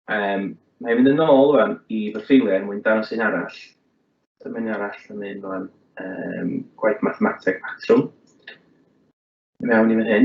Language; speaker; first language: Welsh; native; Welsh